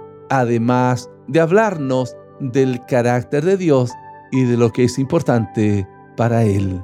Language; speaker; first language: Spanish; native; Spanish